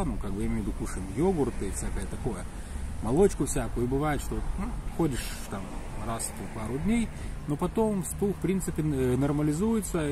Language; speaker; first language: Russian; native; Russian